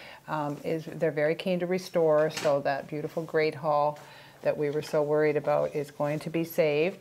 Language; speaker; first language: English; native; English